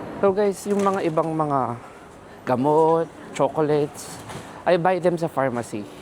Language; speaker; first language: Filipino; non-native, local second language; Pampanga